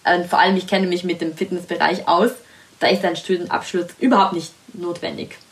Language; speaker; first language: German; non-native, fluent; Italian